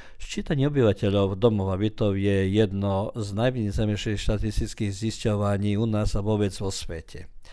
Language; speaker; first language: Slovak; early bilingual, heritage; Slovak